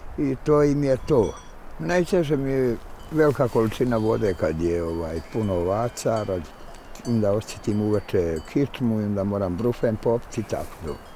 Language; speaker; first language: Bosnian; native; Bosnian